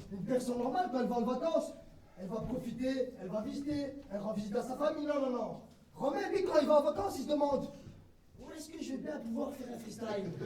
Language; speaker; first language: French; native; French